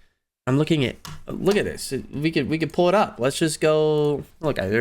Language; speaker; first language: English; native; English